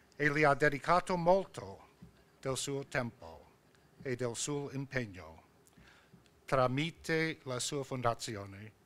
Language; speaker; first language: Italian; non-native, fluent; English